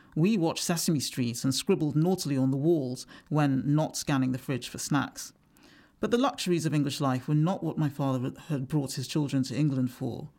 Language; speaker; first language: English; native; English